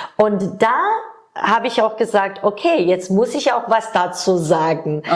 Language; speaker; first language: German; non-native, fluent; Georgian